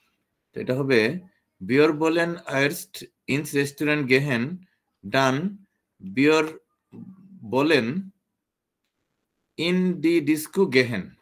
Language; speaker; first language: German; non-native, learner; Bangla